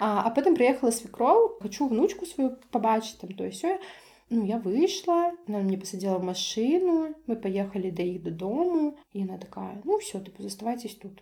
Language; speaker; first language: Belarusian; native; Belarusian